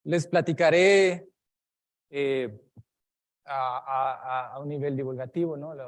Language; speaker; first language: Spanish; native; Spanish